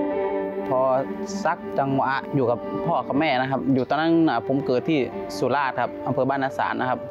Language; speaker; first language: Thai; native; Thai